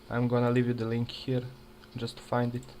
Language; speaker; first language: English; non-native, fluent; Serbian